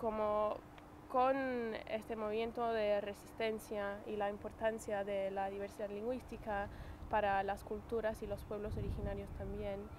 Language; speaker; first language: Spanish; non-native, fluent; English